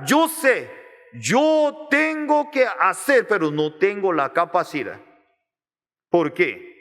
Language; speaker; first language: Spanish; non-native, learner; Korean